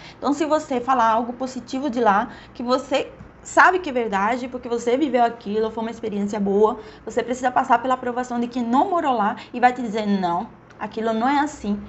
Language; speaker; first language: Portuguese; non-native, fluent; Spanish